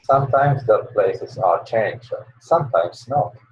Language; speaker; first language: English; non-native, learner; Polish